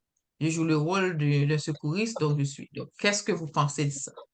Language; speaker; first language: French; native; French